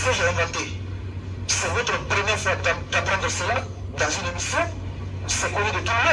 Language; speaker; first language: French; native; French